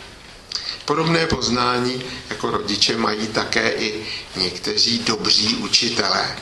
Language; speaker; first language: Czech; native; Czech